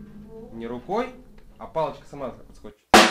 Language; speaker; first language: Russian; native; Russian